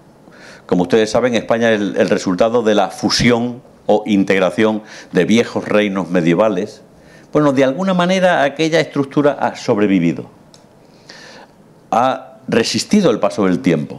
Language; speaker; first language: Spanish; native; Spanish